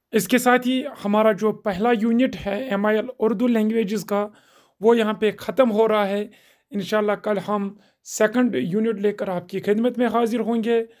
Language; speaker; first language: Urdu; non-native, local second language; Kashmiri